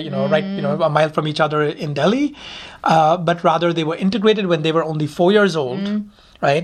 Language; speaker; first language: English; non-native, local second language; Hindi